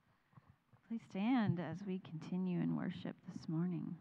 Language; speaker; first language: English; native; English